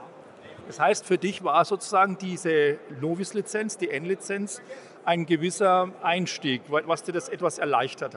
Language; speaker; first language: German; native; German